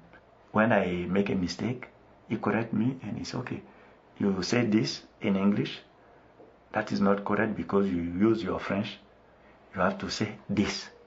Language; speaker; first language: English; non-native, local second language; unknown